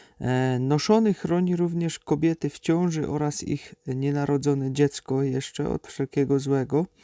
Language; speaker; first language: Polish; native; Polish